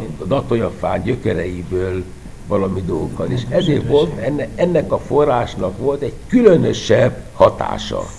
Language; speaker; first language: Hungarian; non-native, fluent; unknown